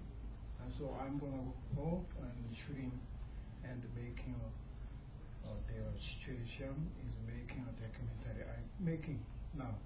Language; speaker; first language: English; non-native, learner; Korean